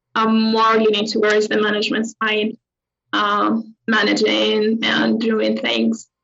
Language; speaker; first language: English; non-native, fluent; Arabic